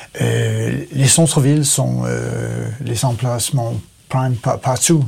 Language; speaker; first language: French; non-native, learner; Danish